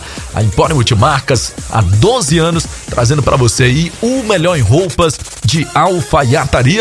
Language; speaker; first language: Portuguese; native; Portuguese